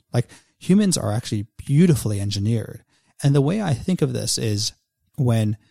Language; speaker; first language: English; native; English